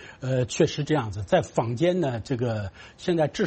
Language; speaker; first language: Chinese; native; Chinese